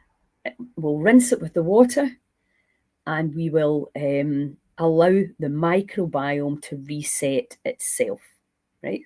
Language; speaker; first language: English; native; English